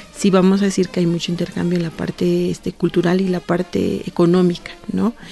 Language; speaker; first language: Spanish; native; Spanish